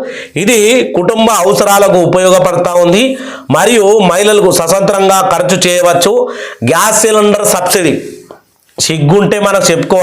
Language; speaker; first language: Telugu; native; Telugu